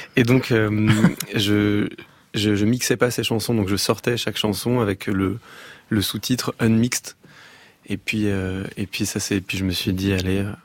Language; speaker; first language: French; native; French